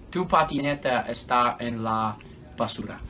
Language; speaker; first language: Spanish; non-native, learner; English